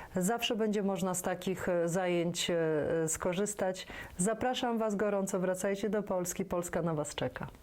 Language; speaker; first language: Polish; native; Polish